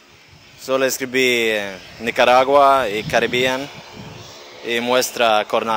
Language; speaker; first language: Spanish; non-native, learner; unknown